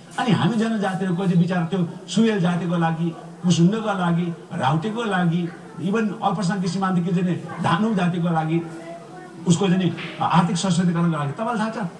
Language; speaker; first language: Nepali; non-native, local second language; Sherpa